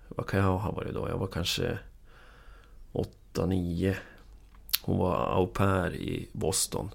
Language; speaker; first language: Swedish; native; Swedish